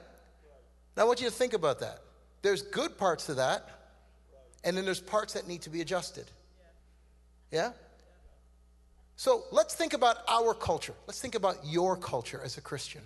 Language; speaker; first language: English; native; English